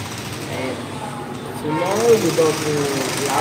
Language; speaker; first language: English; non-native, learner; Vietnamese